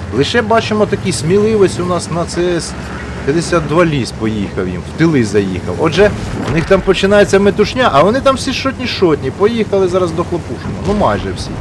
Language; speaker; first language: Ukrainian; native; Ukrainian